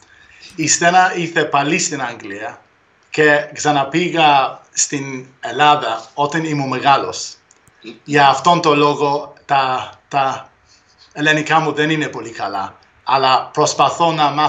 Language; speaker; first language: Greek; early bilingual, heritage; Greek